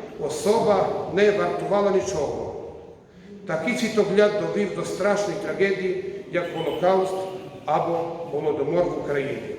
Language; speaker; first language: Ukrainian; non-native, learner; Croatian